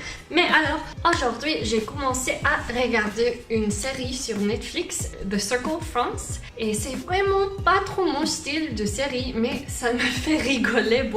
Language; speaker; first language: French; non-native, learner; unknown